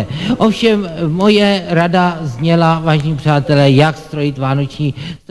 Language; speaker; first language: Czech; native; Czech